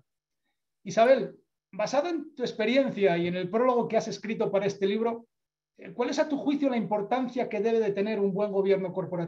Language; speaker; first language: Spanish; native; Spanish